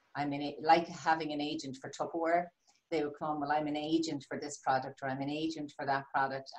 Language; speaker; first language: English; native; English